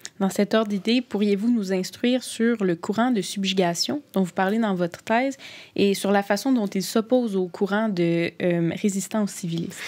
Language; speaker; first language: French; native; French